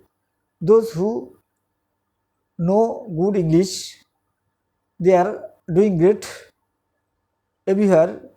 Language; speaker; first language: English; non-native, local second language; Bangla